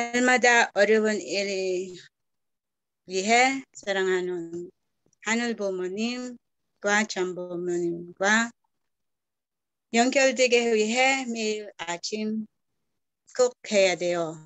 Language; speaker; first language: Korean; non-native, learner; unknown